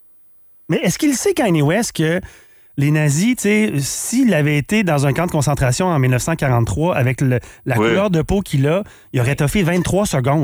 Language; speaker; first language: French; native; French